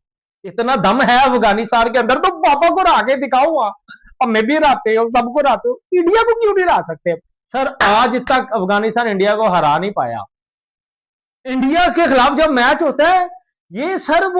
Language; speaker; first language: Hindi; non-native, local second language; Punjabi